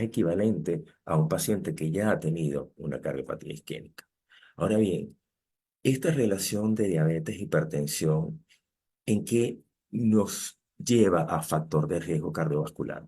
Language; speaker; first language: Spanish; native; Spanish